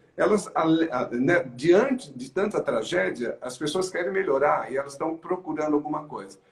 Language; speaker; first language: Portuguese; native; Portuguese